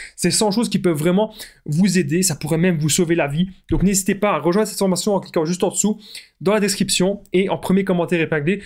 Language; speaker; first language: French; native; French